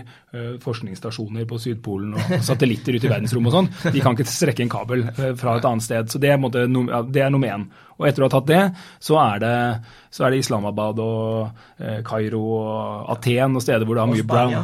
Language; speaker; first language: Norwegian; native; Norwegian